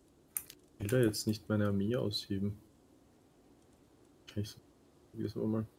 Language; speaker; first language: German; native; German